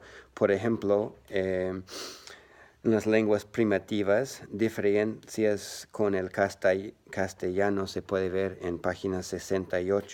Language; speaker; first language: Spanish; non-native, learner; English